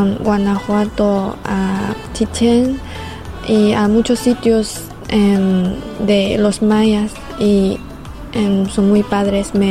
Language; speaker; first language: Spanish; non-native, fluent; Chinese